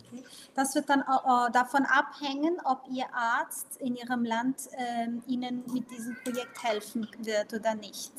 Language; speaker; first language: German; non-native, local second language; Portuguese